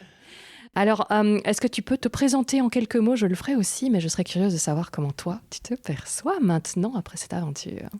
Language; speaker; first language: French; native; French